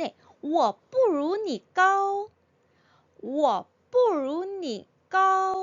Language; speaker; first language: Chinese; non-native, fluent; Korean